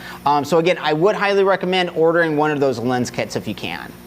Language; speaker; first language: English; native; English